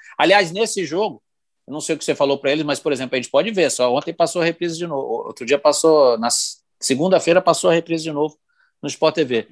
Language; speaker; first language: Portuguese; native; Portuguese